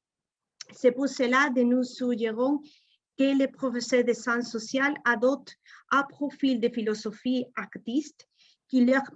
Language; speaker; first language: French; non-native, fluent; Spanish